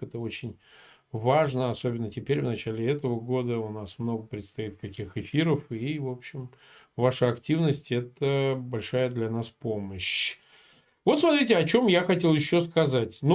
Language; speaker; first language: Russian; native; Russian